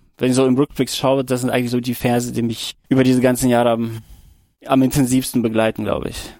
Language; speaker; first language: German; early bilingual, other home language; Russian